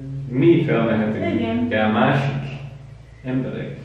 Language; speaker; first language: Hungarian; non-native, learner; English